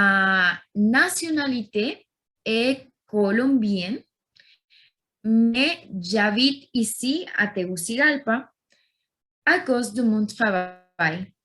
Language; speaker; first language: French; non-native, learner; Spanish